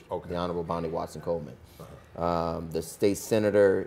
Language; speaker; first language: English; native; English